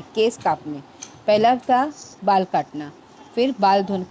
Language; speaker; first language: Hindi; non-native, local second language; Marathi